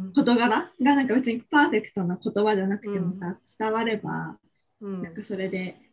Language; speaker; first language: Japanese; native; Japanese